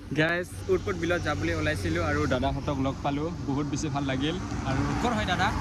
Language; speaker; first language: Assamese; non-native, local second language; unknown